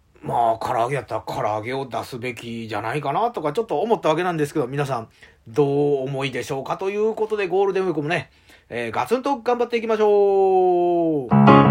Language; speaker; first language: Japanese; native; Japanese